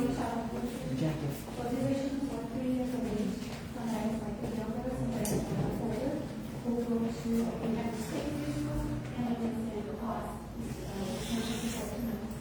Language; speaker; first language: English; non-native, fluent; Portuguese